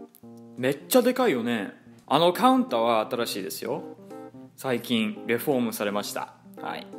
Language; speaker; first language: Japanese; non-native, fluent; English